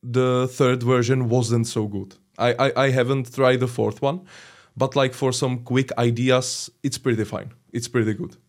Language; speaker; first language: English; non-native, learner; Czech